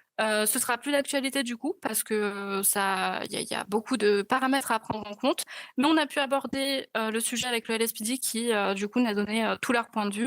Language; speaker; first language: French; native; French